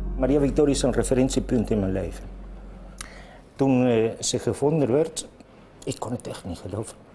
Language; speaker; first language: Dutch; non-native, fluent; Spanish